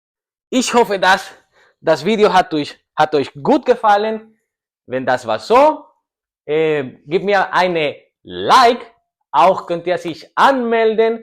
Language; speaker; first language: German; non-native, learner; Spanish